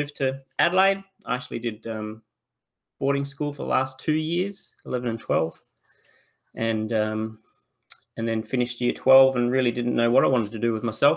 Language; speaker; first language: English; native; English